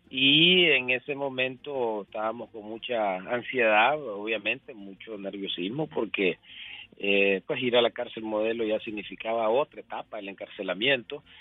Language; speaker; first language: Spanish; native; Spanish